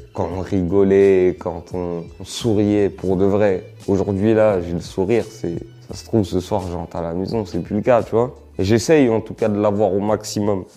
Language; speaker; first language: French; native; French